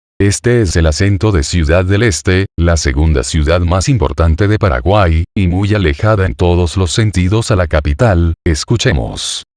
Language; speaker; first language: Spanish; native; Spanish